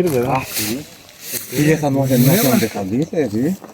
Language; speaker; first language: Spanish; native; Spanish